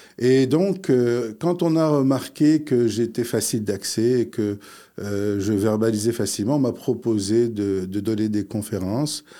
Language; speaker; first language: French; early bilingual, other home language; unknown